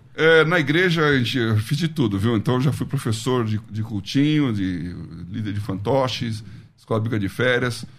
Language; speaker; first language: Portuguese; native; Portuguese